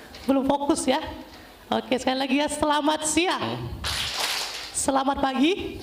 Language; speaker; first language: Indonesian; native; Indonesian